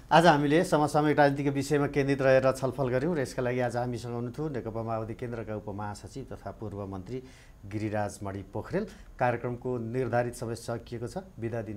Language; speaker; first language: Nepali; native; Nepali